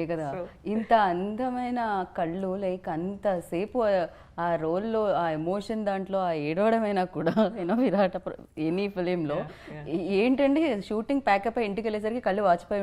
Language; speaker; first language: Telugu; native; Telugu